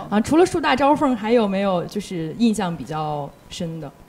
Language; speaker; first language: Chinese; native; Chinese